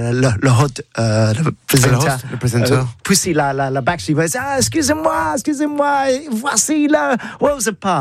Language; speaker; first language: French; non-native, learner; English